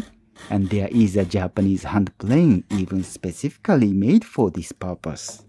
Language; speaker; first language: English; non-native, fluent; Japanese